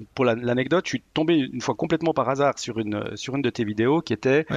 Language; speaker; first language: French; native; French